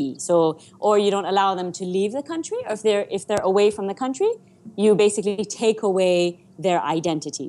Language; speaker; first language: English; non-native, fluent; Persian